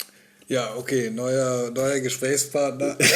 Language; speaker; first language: German; native; German